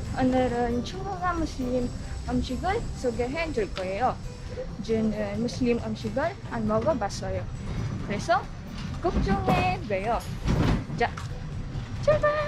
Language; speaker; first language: Korean; non-native, learner; Filipino